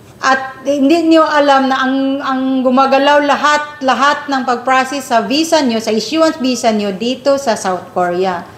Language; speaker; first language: Filipino; native; Filipino